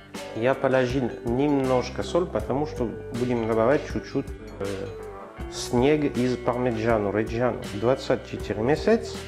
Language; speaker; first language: Russian; non-native, learner; French